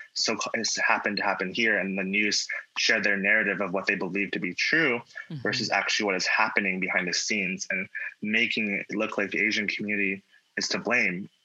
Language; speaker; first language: English; native; English